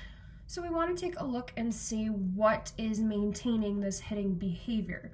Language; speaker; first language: English; native; English